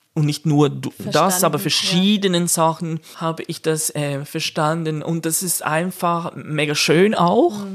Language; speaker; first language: German; non-native, fluent; Portuguese